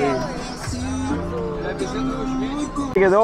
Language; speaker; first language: Portuguese; non-native, learner; English